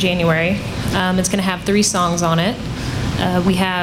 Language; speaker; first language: English; native; English